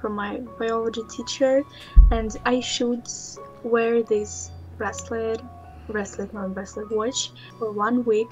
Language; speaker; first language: English; non-native, learner; Russian